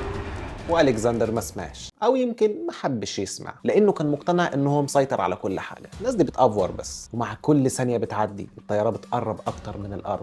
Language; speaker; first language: Arabic; native; Arabic